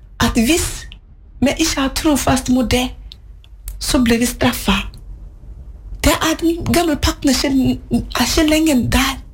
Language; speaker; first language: Norwegian; non-native, fluent; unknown